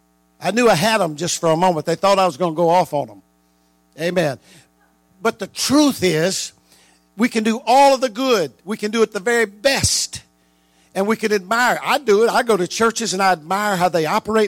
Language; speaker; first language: English; native; English